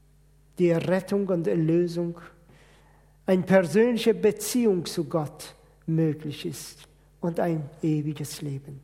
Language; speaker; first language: German; non-native, fluent; Persian